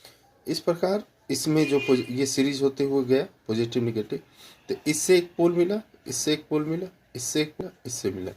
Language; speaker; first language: Hindi; native; Hindi